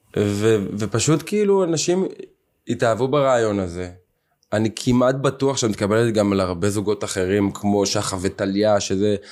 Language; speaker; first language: Hebrew; native; Hebrew